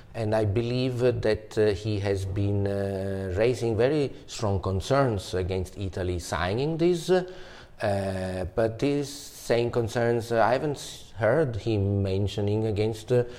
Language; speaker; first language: English; non-native, fluent; Italian